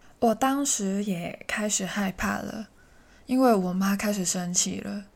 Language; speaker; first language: Chinese; non-native, local second language; Cantonese